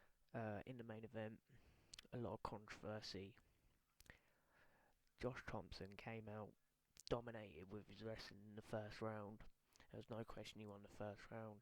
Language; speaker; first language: English; native; English